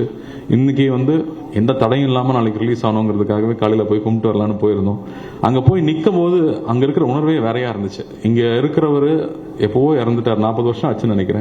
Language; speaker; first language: Tamil; native; Tamil